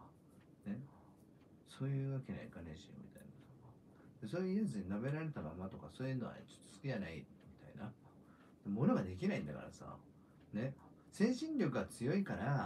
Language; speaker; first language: Japanese; native; Japanese